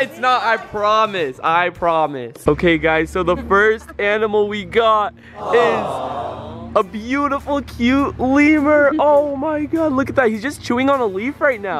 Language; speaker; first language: English; native; English